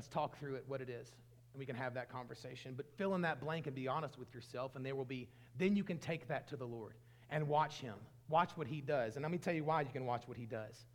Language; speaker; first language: English; native; English